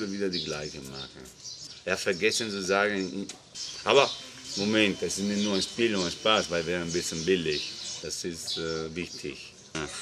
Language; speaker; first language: German; non-native, learner; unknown